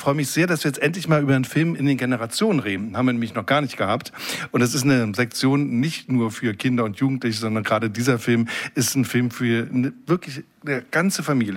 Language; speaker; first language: German; native; German